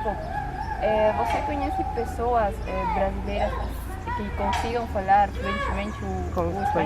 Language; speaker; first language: Portuguese; non-native, local second language; Spanish